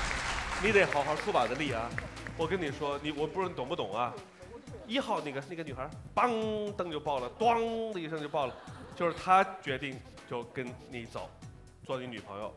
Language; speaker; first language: Chinese; native; Chinese